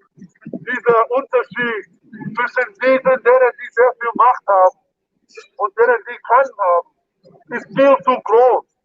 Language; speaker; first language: German; non-native, fluent; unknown